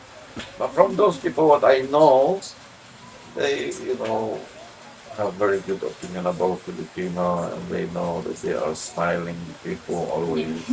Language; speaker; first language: English; non-native, learner; Polish